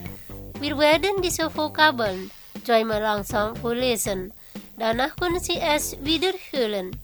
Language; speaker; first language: German; non-native, fluent; Indonesian